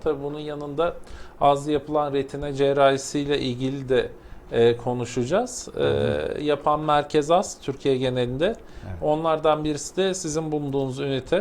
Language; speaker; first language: Turkish; native; Turkish